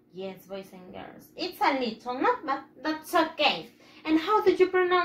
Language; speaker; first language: English; non-native, fluent; Spanish